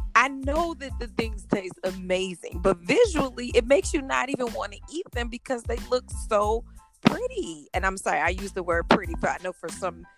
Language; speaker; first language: English; native; English